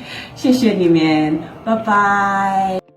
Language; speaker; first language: Chinese; non-native, learner; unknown